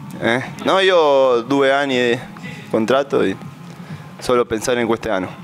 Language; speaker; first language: Italian; non-native, fluent; Spanish